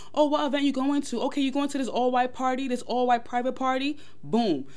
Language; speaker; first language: English; early bilingual, other home language; Yoruba